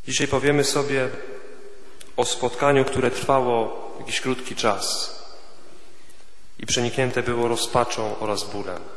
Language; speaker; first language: Polish; native; Polish